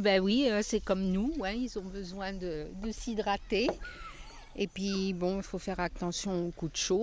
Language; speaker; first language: French; native; French